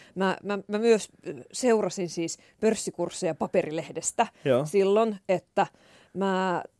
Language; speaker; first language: Finnish; native; Finnish